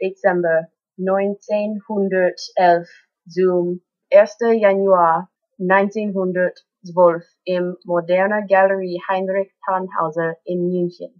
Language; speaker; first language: German; non-native, learner; English